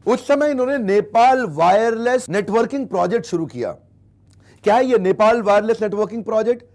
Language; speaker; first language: Hindi; native; Hindi